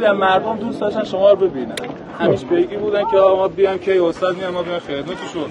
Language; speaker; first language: Persian; native; Persian